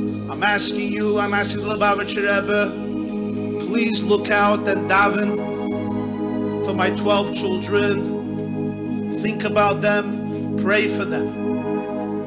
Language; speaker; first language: English; native; English